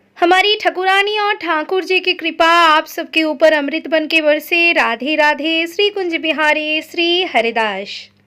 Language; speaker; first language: Hindi; non-native, local second language; Bangla